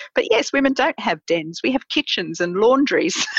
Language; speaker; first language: English; native; English